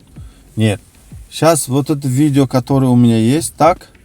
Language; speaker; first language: Russian; non-native, local second language; Tajik